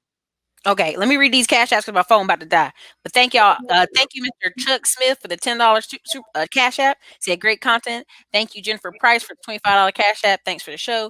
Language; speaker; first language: English; native; English